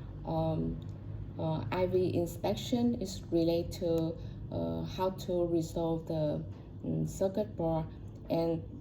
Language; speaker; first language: English; non-native, learner; Vietnamese